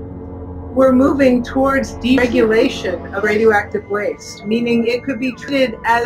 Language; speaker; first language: English; native; English